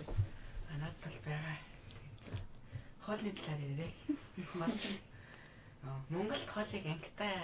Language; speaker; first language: Mongolian; early bilingual, heritage; Mongolian